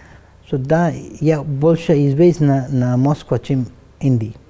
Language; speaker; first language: Russian; non-native, learner; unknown